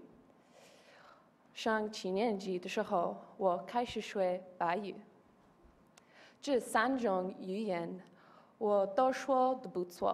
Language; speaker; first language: Chinese; non-native, learner; Polish